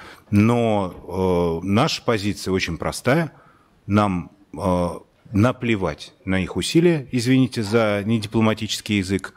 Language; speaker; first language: Russian; native; Russian